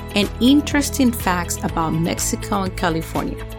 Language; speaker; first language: English; early bilingual, other home language; Spanish